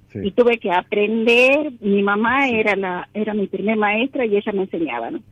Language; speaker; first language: Spanish; native; Spanish